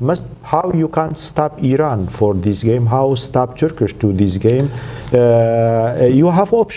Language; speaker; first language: English; non-native, learner; Central Kurdish